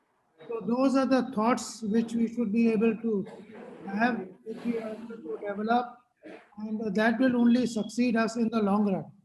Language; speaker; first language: English; non-native, local second language; Hindi